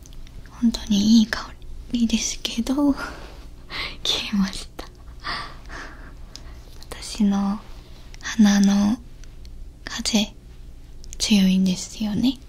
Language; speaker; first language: Japanese; non-native, learner; Korean